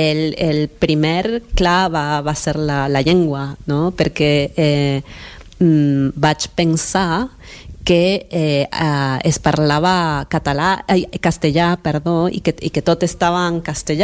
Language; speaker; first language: Catalan; non-native, fluent; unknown